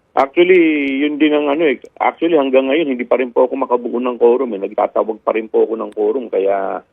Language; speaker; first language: Filipino; native; Filipino